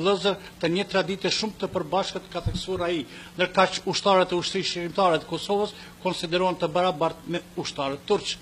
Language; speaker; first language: Albanian; native; Albanian